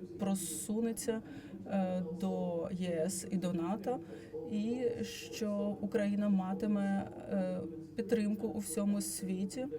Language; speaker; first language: Ukrainian; non-native, fluent; Latvian